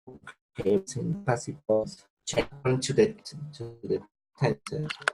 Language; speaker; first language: English; non-native, learner; Spanish